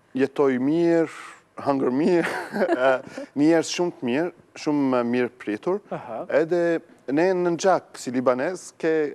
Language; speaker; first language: Albanian; non-native, learner; Arabic